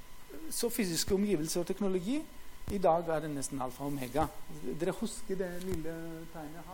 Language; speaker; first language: Norwegian; non-native, fluent; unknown